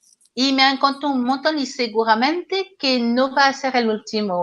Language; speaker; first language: Spanish; non-native, learner; French